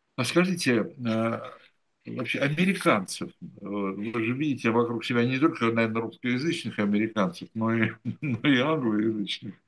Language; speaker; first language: Russian; native; Russian